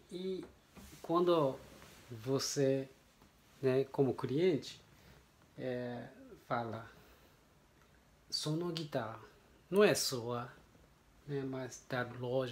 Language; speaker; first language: Portuguese; non-native, learner; Japanese